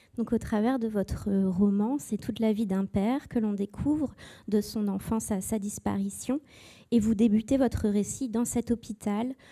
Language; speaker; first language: French; native; French